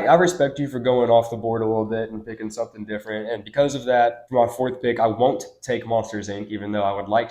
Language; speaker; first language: English; native; English